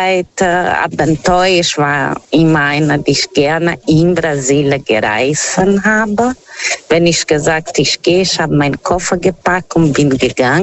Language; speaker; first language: German; non-native, fluent; Portuguese